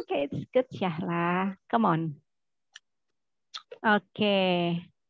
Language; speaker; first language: English; non-native, fluent; Indonesian